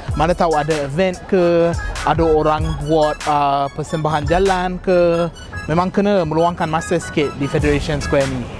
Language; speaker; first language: Malay; non-native, fluent; English